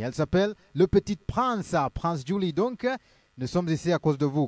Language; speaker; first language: French; non-native, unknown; Luo (Kenya and Tanzania)